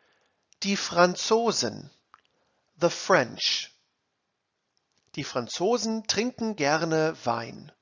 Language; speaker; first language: German; non-native, fluent; English